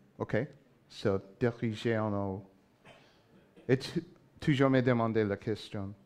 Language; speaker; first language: French; non-native, learner; English